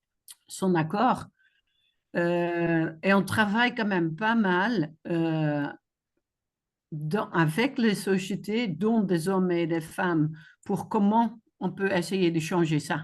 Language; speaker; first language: French; non-native, fluent; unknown